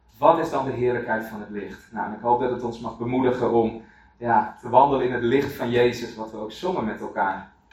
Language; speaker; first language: Dutch; native; Dutch